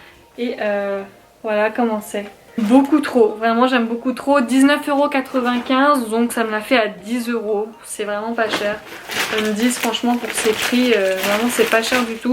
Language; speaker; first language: French; native; French